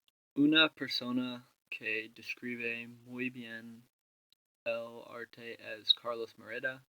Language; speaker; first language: Spanish; non-native, learner; English